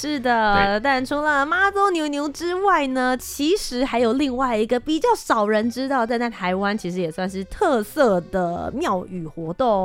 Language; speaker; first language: Chinese; native; Chinese